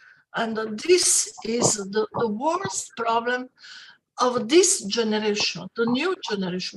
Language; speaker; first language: English; non-native, fluent; Italian